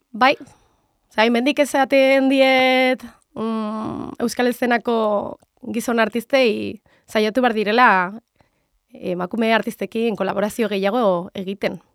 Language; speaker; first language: Basque; non-native, local second language; Spanish